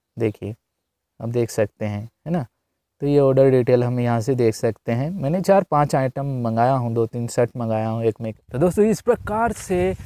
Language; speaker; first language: Hindi; native; Hindi